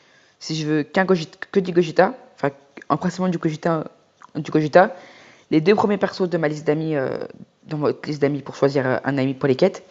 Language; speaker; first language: French; native; French